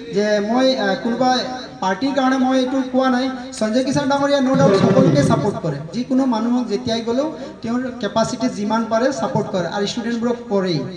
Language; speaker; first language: Assamese; non-native, local second language; Sadri